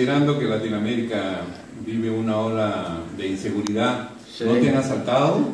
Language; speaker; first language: Spanish; native; Spanish